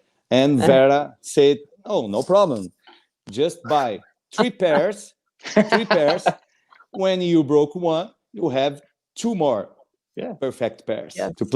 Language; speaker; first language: English; non-native, fluent; Portuguese